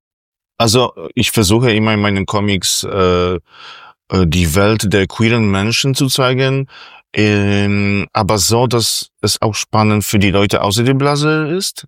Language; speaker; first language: German; non-native, fluent; Polish